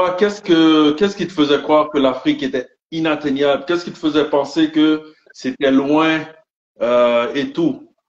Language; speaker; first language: French; native; French